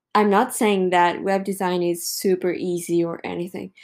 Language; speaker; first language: English; non-native, fluent; Japanese